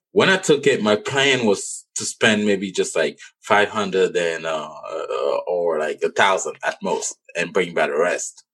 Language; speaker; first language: English; non-native, local second language; French